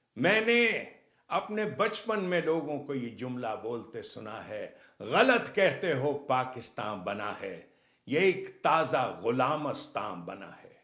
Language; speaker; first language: Urdu; native; Urdu